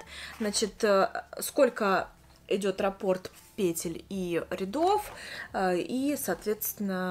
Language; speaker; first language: Russian; native; Russian